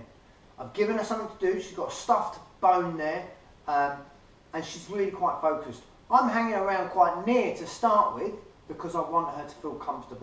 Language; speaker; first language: English; native; English